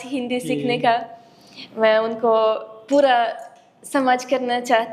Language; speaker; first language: Hindi; non-native, fluent; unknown